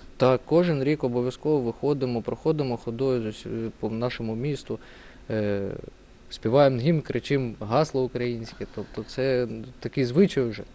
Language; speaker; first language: Ukrainian; non-native, local second language; Russian